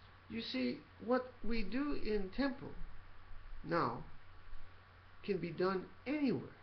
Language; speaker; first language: English; native; English